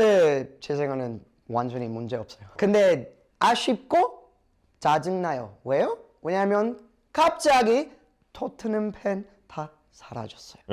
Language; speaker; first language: Korean; non-native, learner; English